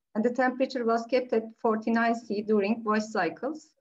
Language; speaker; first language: English; non-native, fluent; Turkish